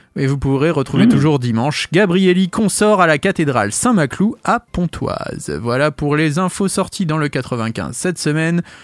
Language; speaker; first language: French; native; French